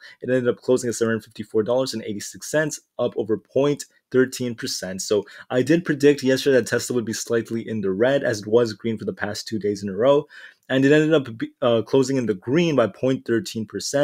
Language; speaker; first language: English; native; English